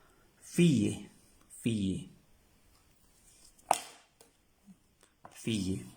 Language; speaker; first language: French; non-native, fluent; Spanish